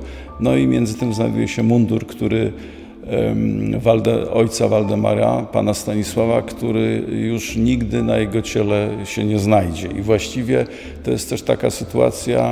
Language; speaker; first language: Polish; native; Polish